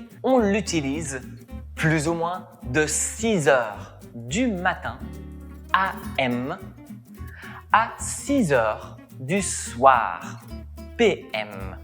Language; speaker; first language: French; non-native, fluent; Spanish